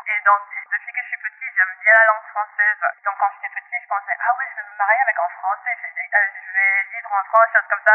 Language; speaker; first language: French; non-native, local second language; English